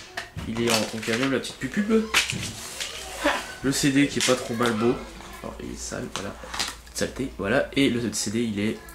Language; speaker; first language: French; native; French